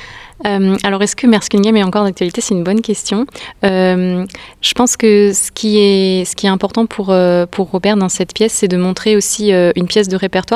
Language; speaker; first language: French; native; French